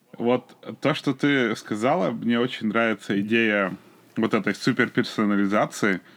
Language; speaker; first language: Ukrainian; non-native, local second language; Russian